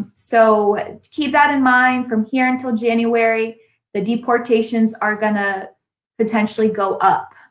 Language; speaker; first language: English; native; English